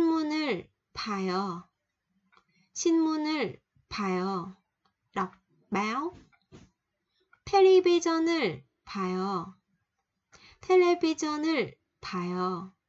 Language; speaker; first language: Korean; non-native, fluent; Vietnamese